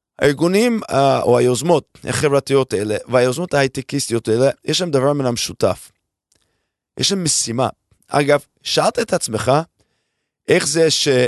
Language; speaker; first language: Hebrew; non-native, fluent; English